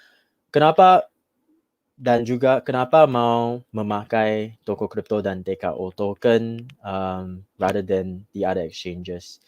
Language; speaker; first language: Indonesian; non-native, fluent; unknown